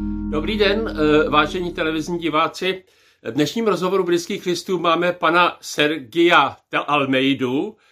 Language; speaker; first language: Czech; native; Czech